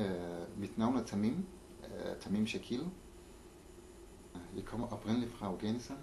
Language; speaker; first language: Danish; non-native, fluent; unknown